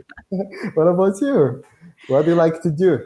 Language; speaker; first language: English; non-native, learner; Portuguese